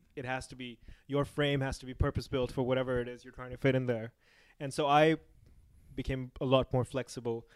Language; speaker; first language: English; non-native, local second language; Urdu